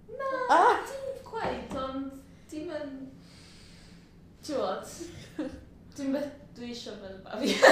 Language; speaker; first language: Welsh; non-native, learner; Spanish